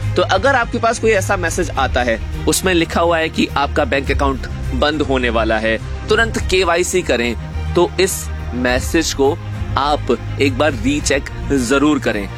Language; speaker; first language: Hindi; native; Hindi